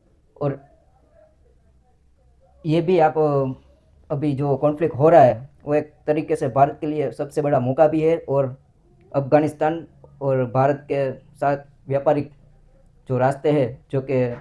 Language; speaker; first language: Hindi; non-native, local second language; Gujarati